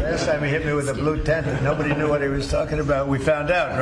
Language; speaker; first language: English; native; English